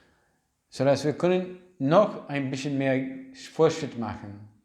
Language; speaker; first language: German; non-native, learner; English